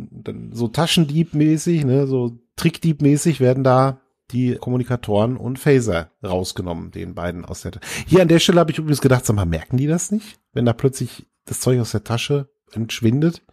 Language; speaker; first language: German; native; German